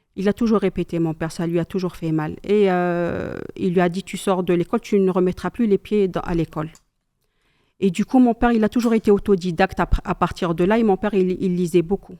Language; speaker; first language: French; non-native, local second language; Kabyle